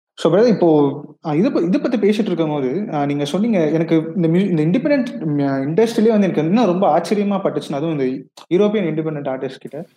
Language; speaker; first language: Tamil; native; Tamil